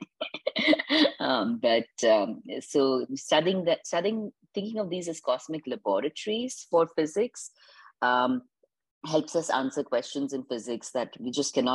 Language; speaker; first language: English; non-native, local second language; Hindi